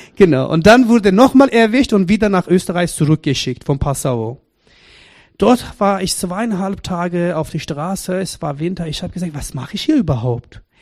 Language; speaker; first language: German; non-native, fluent; Persian